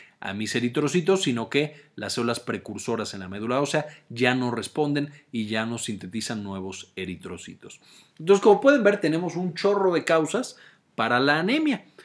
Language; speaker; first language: Spanish; native; Spanish